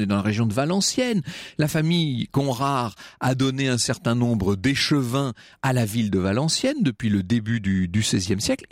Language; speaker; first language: French; native; French